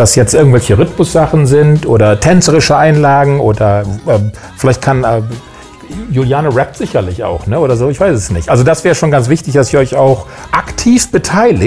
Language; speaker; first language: German; native; German